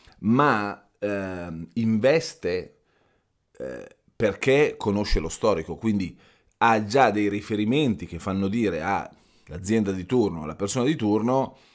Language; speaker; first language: Italian; native; Italian